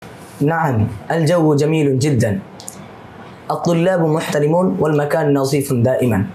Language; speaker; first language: Arabic; non-native, learner; Bangla